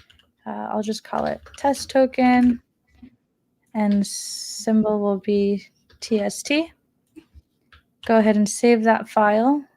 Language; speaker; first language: English; native; English